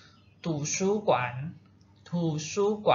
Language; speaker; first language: Chinese; non-native, fluent; Indonesian